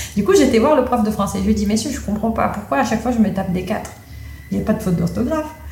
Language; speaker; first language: French; non-native, fluent; Italian